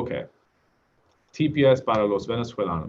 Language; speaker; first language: Spanish; non-native, learner; English